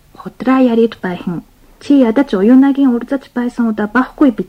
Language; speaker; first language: Mongolian; non-native, fluent; Japanese